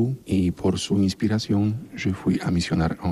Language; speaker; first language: French; non-native, learner; Polish